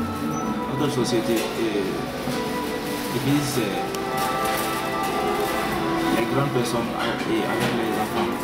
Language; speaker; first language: French; non-native, learner; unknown